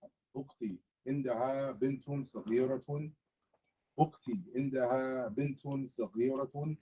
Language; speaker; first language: Arabic; non-native, learner; English